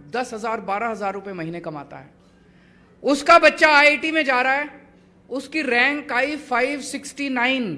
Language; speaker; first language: Hindi; native; Hindi